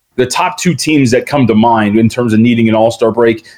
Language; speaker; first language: English; native; English